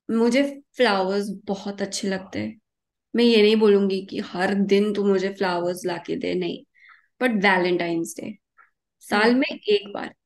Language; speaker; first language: Hindi; early bilingual, heritage; Hindi